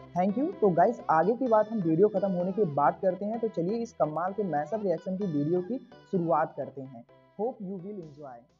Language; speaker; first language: Hindi; native; Hindi